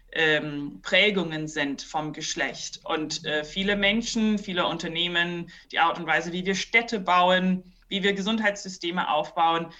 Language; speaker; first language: German; early bilingual, other home language; English